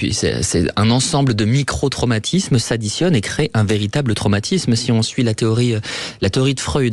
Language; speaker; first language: French; native; French